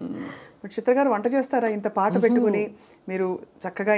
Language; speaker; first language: Telugu; native; Telugu